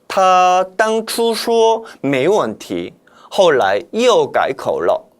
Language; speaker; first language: Chinese; non-native, fluent; Korean